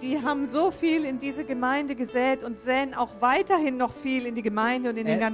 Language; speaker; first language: German; native; German